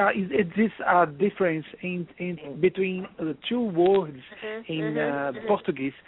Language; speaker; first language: English; non-native, learner; Portuguese